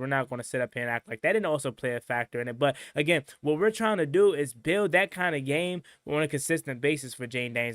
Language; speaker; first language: English; native; English